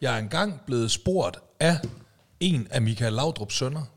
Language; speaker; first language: Danish; native; Danish